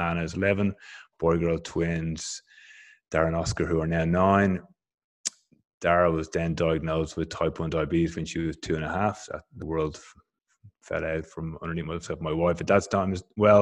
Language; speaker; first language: English; native; English